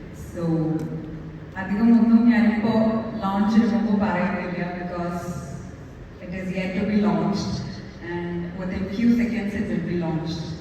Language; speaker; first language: English; non-native, local second language; Malayalam